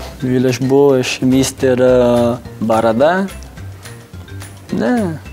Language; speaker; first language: Russian; non-native, learner; Portuguese